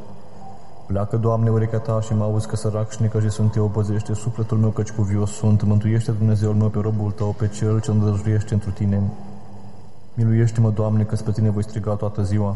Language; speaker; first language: Romanian; native; Romanian